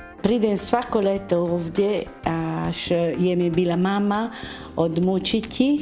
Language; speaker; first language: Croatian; early bilingual, heritage; Italian